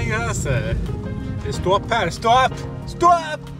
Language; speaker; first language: Swedish; native; Swedish